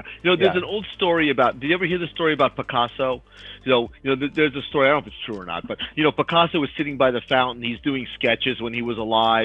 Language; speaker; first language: English; native; English